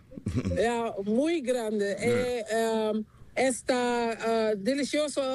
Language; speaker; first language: Spanish; non-native, learner; Dutch